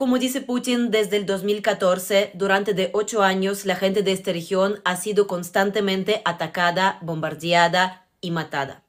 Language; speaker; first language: Spanish; non-native, fluent; Russian